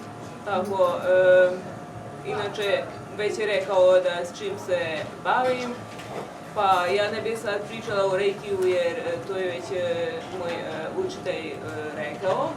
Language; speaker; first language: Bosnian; non-native, local second language; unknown